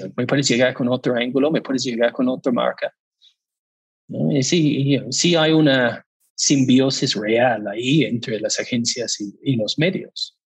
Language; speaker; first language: Spanish; non-native, fluent; English